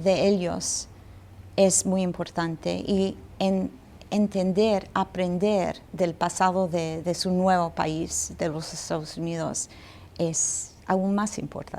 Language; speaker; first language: Spanish; non-native, fluent; English